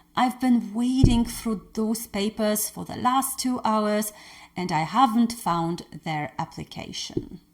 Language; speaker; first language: English; non-native, fluent; Polish